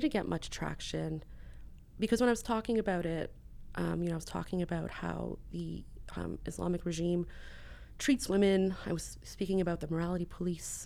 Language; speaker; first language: English; native; English